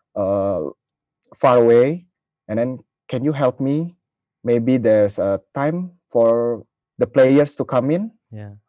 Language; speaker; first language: English; non-native, learner; Indonesian